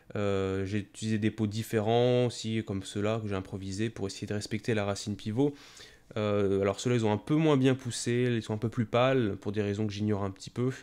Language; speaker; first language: French; native; French